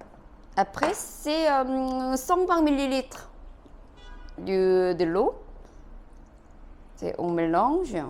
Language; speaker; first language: French; non-native, fluent; Korean